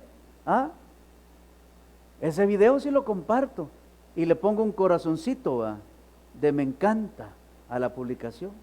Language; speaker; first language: Spanish; native; Spanish